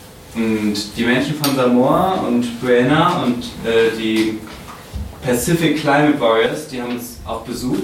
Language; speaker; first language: German; native; German